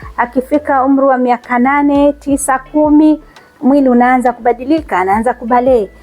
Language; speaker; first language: Swahili; non-native, local second language; Kikuyu